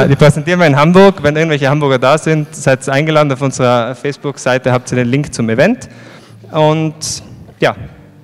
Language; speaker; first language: German; native; German